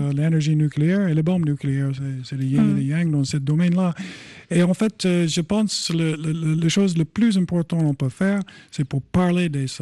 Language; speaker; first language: French; non-native, fluent; English